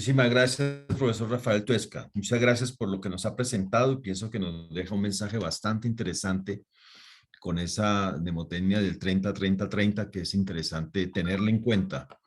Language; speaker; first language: Spanish; native; Spanish